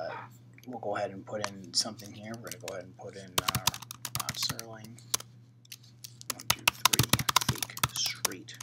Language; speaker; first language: English; native; English